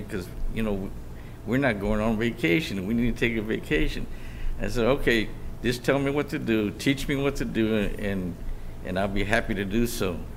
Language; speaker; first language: English; native; English